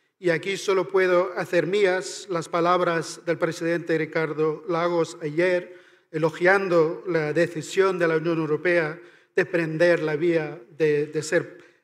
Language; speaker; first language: Spanish; non-native, fluent; Irish